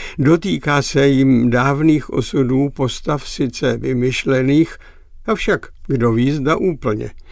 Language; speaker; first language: Czech; native; Czech